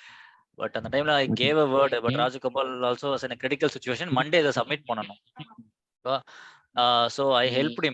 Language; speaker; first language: Tamil; native; Tamil